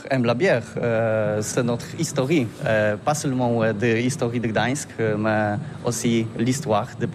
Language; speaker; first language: French; non-native, learner; Polish